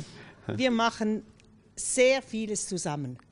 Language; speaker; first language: German; non-native, fluent; French